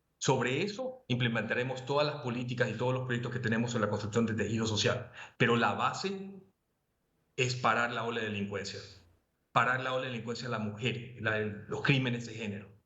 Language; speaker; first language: Spanish; native; Spanish